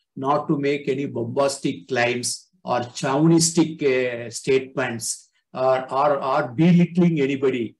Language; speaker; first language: English; non-native, local second language; Tamil